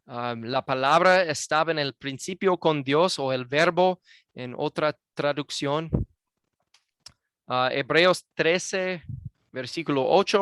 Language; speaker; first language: Spanish; non-native, fluent; English